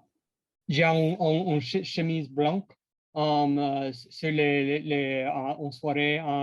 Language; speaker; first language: French; non-native, learner; English